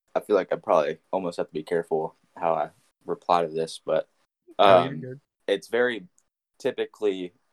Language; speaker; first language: English; native; English